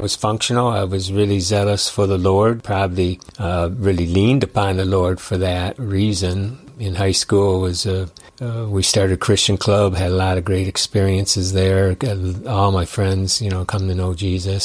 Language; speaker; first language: English; native; English